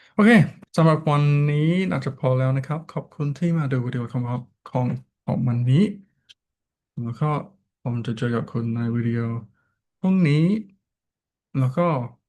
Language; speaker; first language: Thai; non-native, learner; English